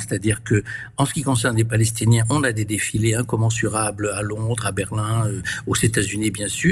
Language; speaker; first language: French; native; French